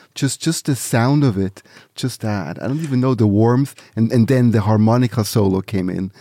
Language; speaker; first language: English; early bilingual, other home language; Swiss German